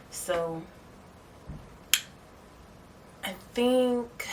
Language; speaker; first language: English; native; English